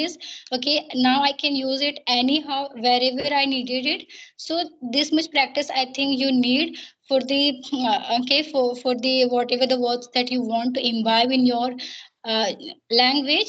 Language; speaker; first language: English; non-native, learner; Hindi